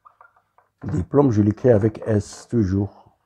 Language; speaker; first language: French; non-native, local second language; Arabic